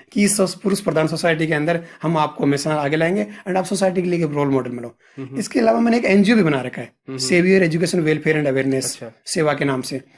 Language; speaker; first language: Hindi; native; Hindi